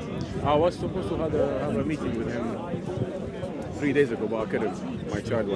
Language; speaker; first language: English; non-native, fluent; Arabic